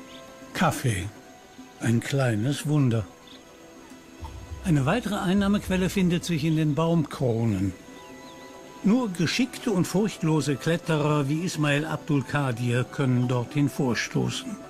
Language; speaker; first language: German; native; German